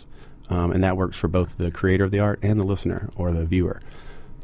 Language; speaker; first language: English; native; English